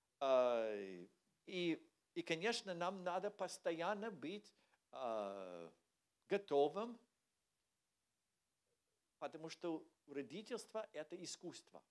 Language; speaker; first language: Russian; non-native, learner; English